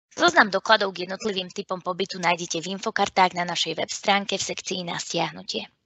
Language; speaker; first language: Slovak; native; Slovak